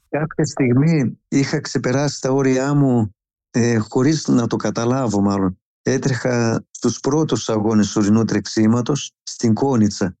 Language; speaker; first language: Greek; native; Greek